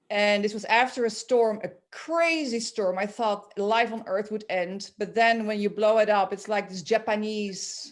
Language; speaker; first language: English; non-native, fluent; Dutch